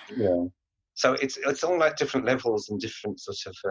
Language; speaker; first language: English; native; English